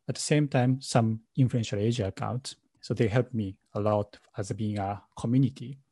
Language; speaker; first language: English; non-native, learner; Japanese